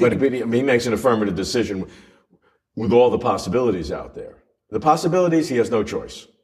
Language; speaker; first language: English; native; English